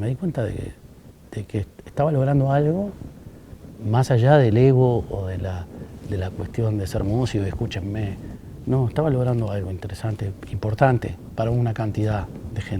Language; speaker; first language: Spanish; native; Spanish